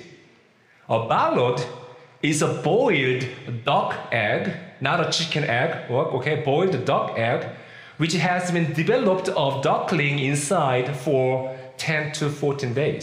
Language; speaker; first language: English; non-native, fluent; Korean